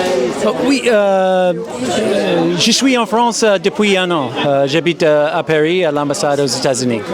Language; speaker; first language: French; non-native, learner; English